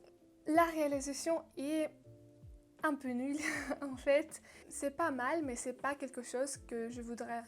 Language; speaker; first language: French; non-native, learner; Russian